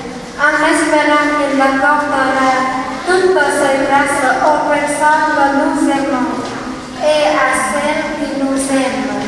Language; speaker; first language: French; non-native, fluent; Vietnamese